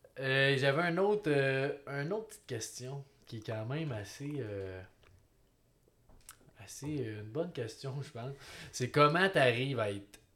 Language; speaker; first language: French; native; French